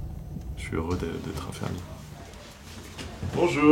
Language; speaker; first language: French; native; French